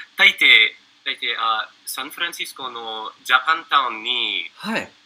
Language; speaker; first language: Japanese; non-native, learner; English